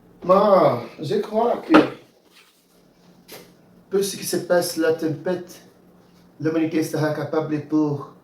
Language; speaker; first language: French; non-native, learner; Portuguese